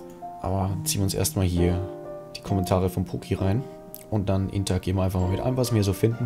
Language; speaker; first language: German; native; German